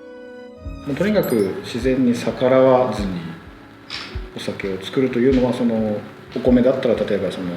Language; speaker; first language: Japanese; native; Japanese